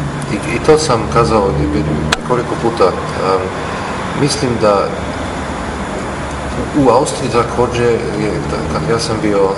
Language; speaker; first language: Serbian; non-native, learner; German